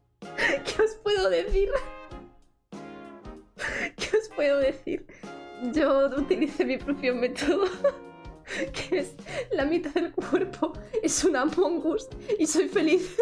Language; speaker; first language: Spanish; native; Spanish